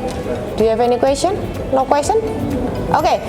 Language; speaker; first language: English; non-native, learner; Indonesian